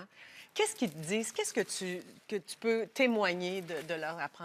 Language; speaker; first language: French; native; French